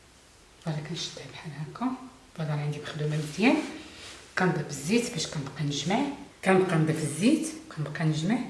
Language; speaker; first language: Arabic; native; Arabic